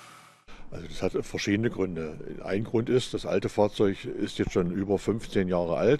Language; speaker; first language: German; native; German